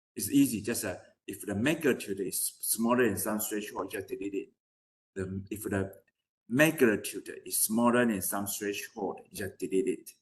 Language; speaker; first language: English; non-native, fluent; Chinese